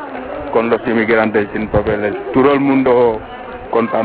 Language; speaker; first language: Spanish; non-native, learner; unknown